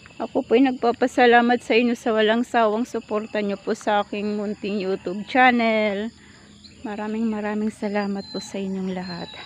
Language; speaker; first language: Filipino; non-native, local second language; Cebuano